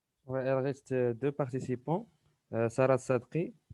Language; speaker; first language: French; non-native, local second language; Arabic